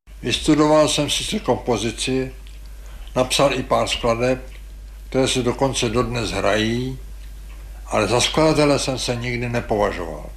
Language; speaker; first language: Czech; native; Czech